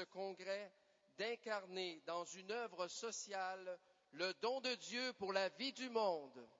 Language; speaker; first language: French; native; French